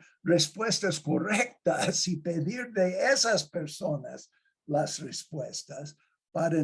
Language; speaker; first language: Spanish; non-native, fluent; English